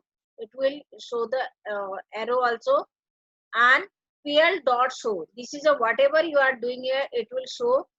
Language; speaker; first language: English; non-native, local second language; Hindi